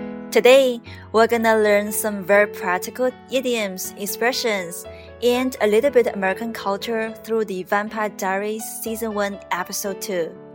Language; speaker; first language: English; non-native, fluent; Chinese